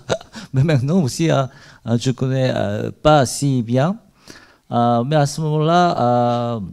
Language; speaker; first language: French; non-native, learner; Korean